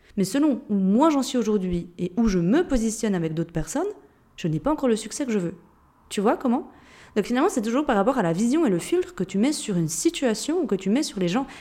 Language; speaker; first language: French; native; French